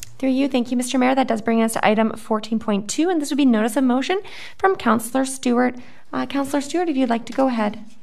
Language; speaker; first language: English; native; English